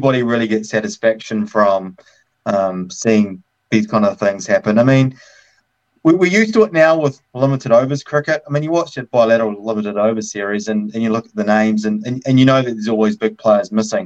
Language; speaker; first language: English; native; English